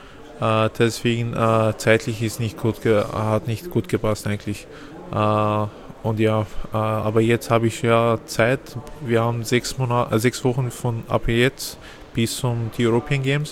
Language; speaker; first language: German; non-native, fluent; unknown